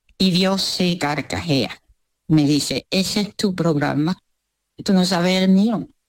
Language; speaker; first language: Spanish; early bilingual, other home language; Russian